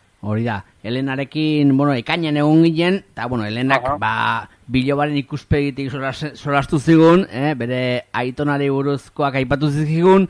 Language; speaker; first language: Basque; native; Basque